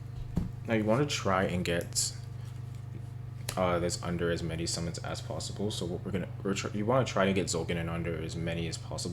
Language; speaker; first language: English; native; English